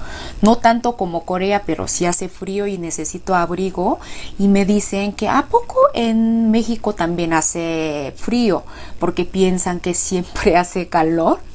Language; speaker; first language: Spanish; non-native, fluent; Korean